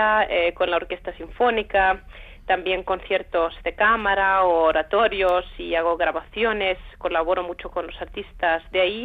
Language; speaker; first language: Spanish; non-native, fluent; Icelandic